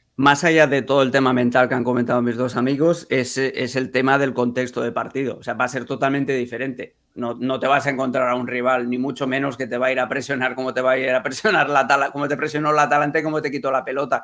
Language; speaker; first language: Spanish; native; Spanish